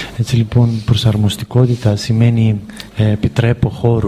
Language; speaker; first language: Greek; native; Greek